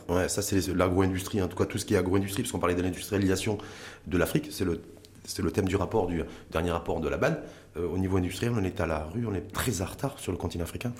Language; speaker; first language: French; non-native, local second language; Arabic